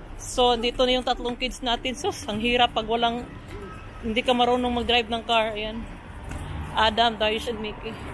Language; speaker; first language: Filipino; native; Filipino